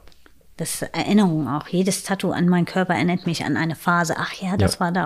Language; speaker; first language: German; non-native, fluent; Arabic